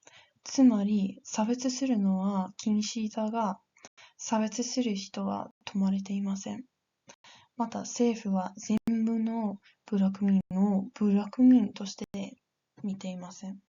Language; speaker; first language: Japanese; non-native, learner; English